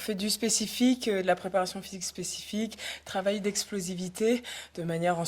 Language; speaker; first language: French; native; French